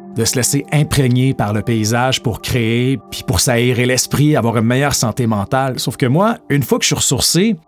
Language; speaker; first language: French; native; French